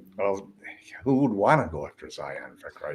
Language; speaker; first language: English; native; English